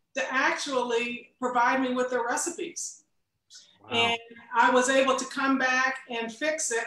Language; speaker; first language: English; native; English